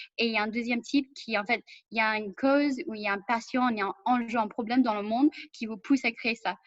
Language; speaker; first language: French; non-native, fluent; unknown